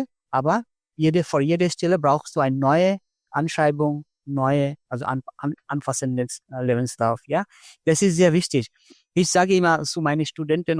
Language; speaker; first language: German; non-native, fluent; Bangla